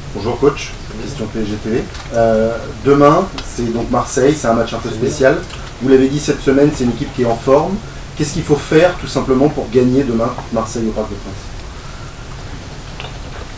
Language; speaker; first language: French; native; French